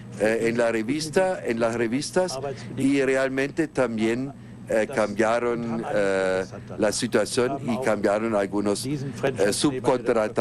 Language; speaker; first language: Spanish; non-native, fluent; German